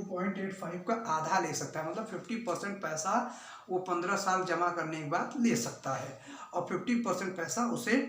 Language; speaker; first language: Hindi; native; Hindi